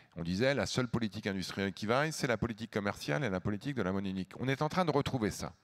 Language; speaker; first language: French; native; French